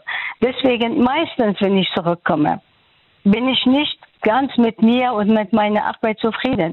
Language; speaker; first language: German; non-native, fluent; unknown